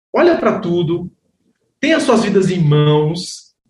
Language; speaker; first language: Portuguese; native; Portuguese